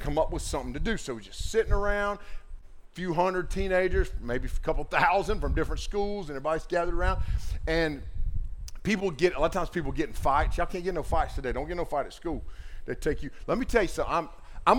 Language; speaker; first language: English; native; English